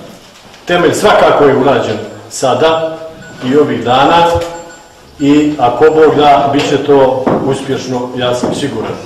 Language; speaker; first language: Bosnian; native; Bosnian